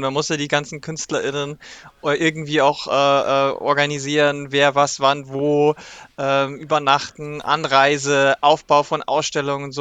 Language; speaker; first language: German; native; German